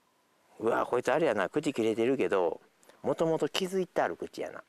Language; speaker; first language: Japanese; native; Japanese